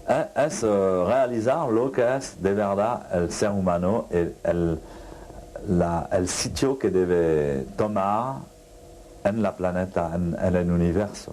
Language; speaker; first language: Spanish; non-native, fluent; French